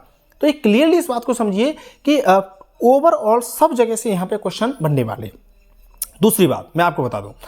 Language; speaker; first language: Hindi; native; Hindi